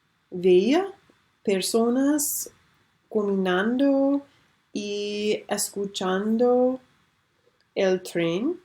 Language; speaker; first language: Spanish; non-native, learner; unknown